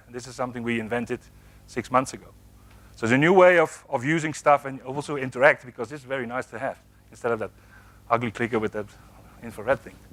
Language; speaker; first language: English; non-native, fluent; Dutch